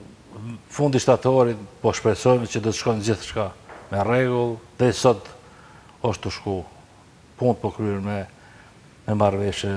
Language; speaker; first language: Albanian; native; Albanian